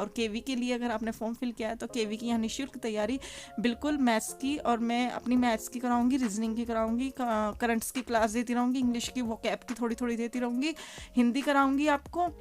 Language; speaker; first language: Hindi; native; Hindi